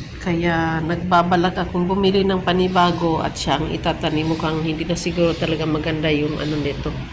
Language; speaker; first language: Filipino; native; Filipino